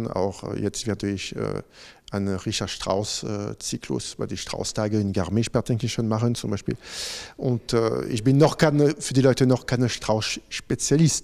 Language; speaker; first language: German; non-native, fluent; French